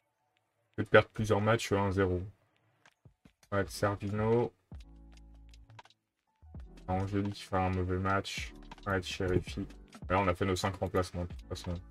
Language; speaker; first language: French; native; French